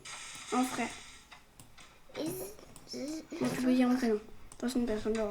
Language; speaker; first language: French; native; French